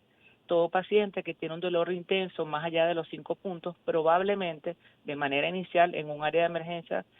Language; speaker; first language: Spanish; native; Spanish